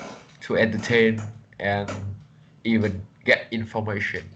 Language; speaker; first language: English; non-native, learner; Vietnamese